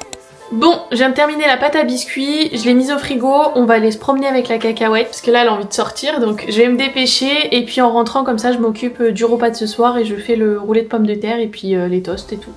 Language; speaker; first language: French; native; French